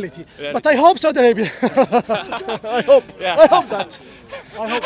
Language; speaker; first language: English; non-native, learner; Arabic